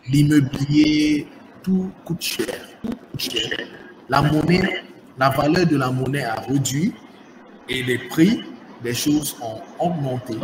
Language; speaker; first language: French; non-native, fluent; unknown